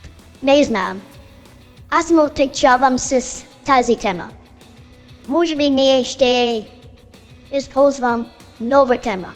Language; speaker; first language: Bulgarian; non-native, learner; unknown